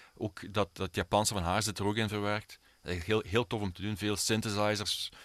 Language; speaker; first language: Dutch; early bilingual, other home language; Swedish